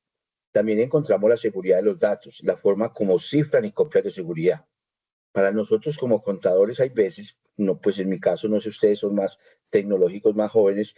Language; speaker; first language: Spanish; native; Spanish